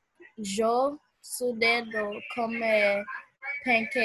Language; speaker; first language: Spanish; non-native, learner; English